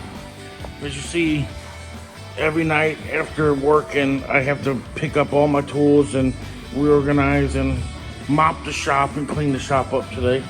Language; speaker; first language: English; native; English